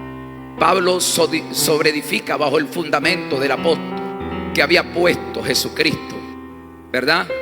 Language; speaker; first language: Spanish; native; Spanish